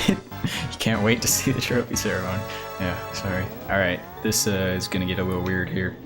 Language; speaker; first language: English; native; English